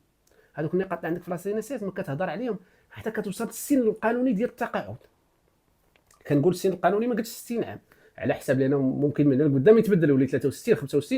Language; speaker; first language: Arabic; native; Arabic